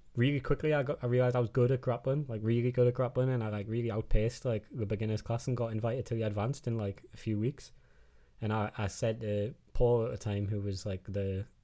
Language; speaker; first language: English; native; English